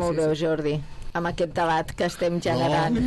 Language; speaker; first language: Catalan; native; Catalan